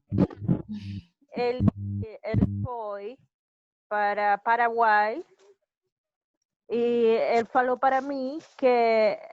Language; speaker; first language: Portuguese; non-native, learner; Spanish